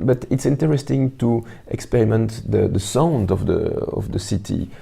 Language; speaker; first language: English; non-native, learner; French